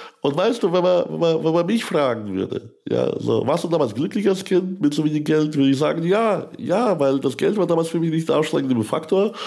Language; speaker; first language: German; early bilingual, other home language; Russian